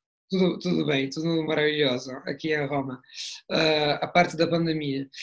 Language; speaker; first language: Portuguese; non-native, fluent; Italian